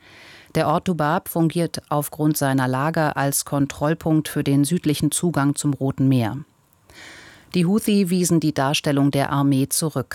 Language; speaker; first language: German; native; German